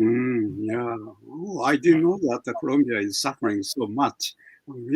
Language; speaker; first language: English; non-native, fluent; Japanese